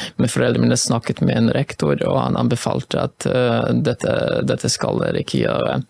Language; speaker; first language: Norwegian; non-native, fluent; Polish